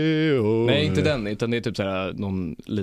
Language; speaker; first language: Swedish; native; Swedish